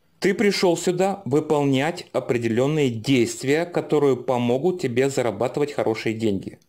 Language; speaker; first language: Russian; native; Russian